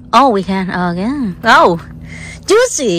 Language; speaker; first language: English; non-native, learner; Vietnamese